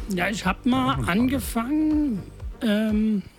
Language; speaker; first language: German; native; German